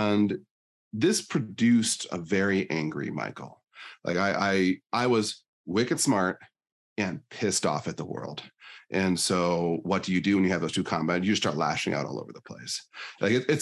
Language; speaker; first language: English; native; English